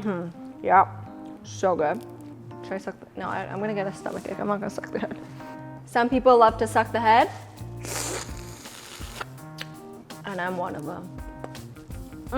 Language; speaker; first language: English; native; English